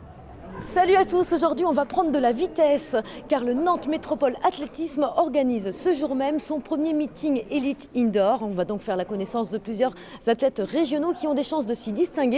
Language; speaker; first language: French; native; French